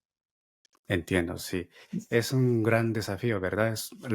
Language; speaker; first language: Spanish; non-native, fluent; Japanese